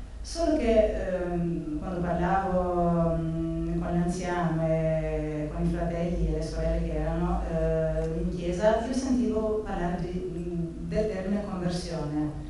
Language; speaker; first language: Italian; non-native, fluent; Albanian